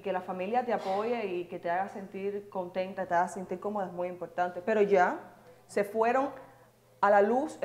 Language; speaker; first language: Spanish; native; Spanish